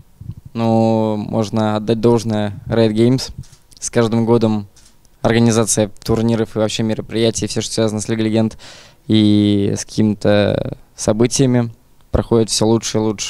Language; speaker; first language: Russian; native; Russian